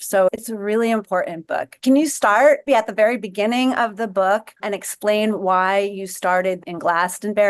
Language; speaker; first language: English; native; English